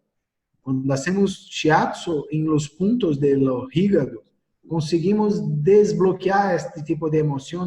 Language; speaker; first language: Spanish; non-native, learner; Portuguese